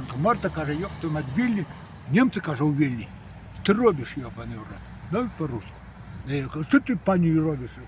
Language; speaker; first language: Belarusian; native; Belarusian